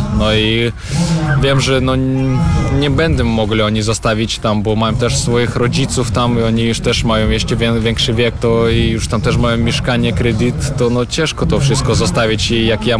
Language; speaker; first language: Polish; non-native, fluent; Russian